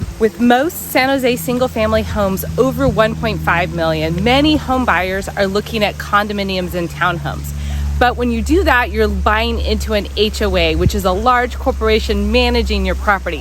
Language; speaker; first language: English; native; English